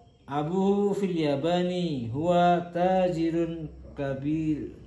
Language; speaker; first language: Arabic; non-native, fluent; Indonesian